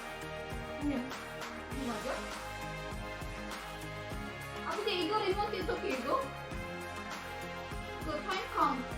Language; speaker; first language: Korean; non-native, learner; Filipino